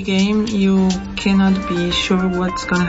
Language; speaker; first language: English; non-native, fluent; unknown